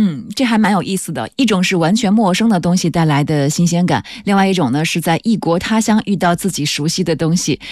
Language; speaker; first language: Chinese; native; Chinese